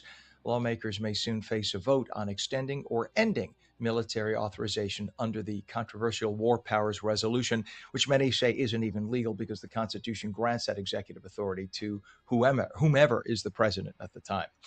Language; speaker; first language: English; native; English